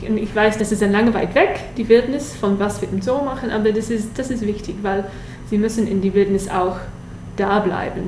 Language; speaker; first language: German; non-native, learner; English